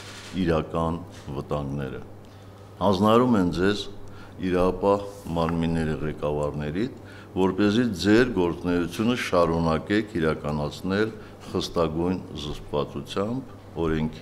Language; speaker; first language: Armenian; native; Armenian